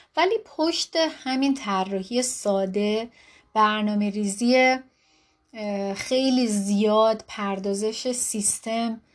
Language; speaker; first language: Persian; native; Persian